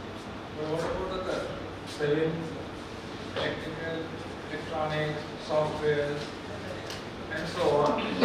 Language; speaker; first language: English; non-native, local second language; Hindi